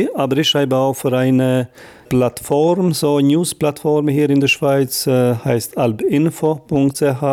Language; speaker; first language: German; non-native, fluent; Albanian